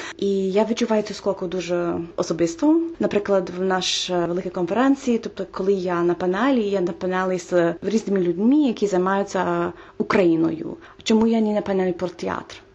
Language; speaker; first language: Ukrainian; non-native, fluent; English